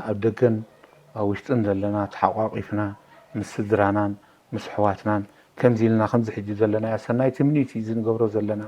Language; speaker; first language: Tigrinya; native; Tigrinya